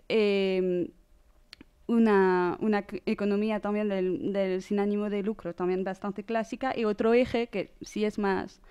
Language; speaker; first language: Spanish; non-native, fluent; French